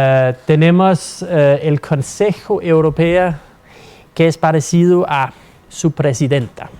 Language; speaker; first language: Spanish; non-native, fluent; Danish